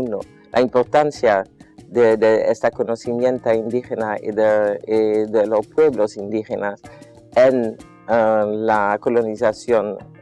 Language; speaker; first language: Spanish; non-native, fluent; Dutch